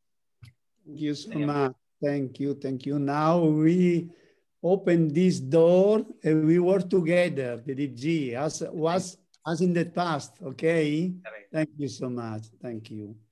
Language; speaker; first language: English; non-native, learner; Italian